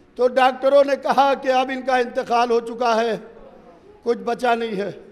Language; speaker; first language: Urdu; native; Urdu